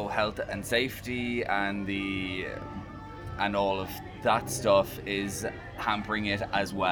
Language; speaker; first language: English; native; English